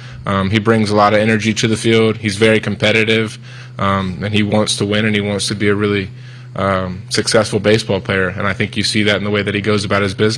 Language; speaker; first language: English; native; English